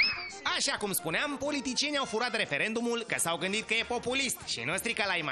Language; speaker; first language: Romanian; native; Romanian